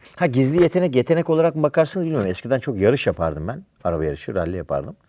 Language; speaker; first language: Turkish; native; Turkish